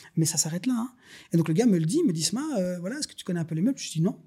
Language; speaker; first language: French; native; French